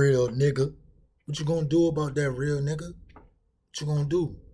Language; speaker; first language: English; native; English